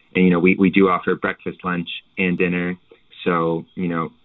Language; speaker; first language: English; native; English